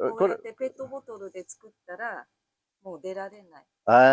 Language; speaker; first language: Japanese; native; Japanese